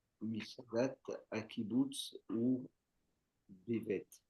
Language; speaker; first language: Hebrew; non-native, learner; French